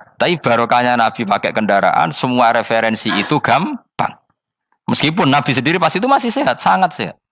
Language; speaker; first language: Malay; non-native, local second language; Javanese